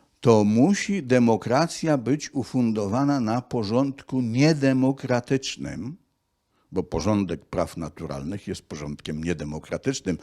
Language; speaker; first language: Polish; native; Polish